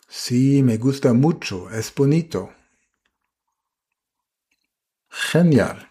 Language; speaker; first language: Spanish; non-native, fluent; German